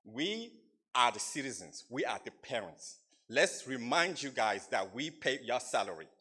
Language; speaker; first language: English; non-native, fluent; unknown